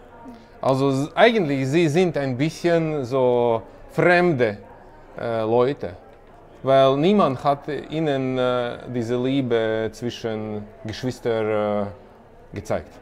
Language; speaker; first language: German; non-native, learner; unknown